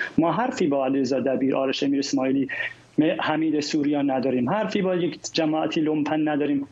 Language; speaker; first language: Persian; non-native, local second language; Kurdish